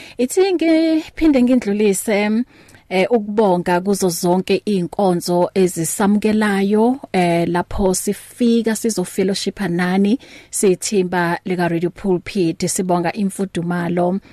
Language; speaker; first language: Zulu; native; Zulu